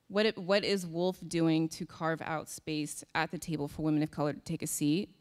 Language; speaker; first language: English; native; English